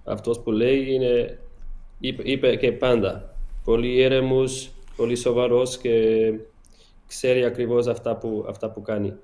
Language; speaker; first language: Greek; non-native, learner; Portuguese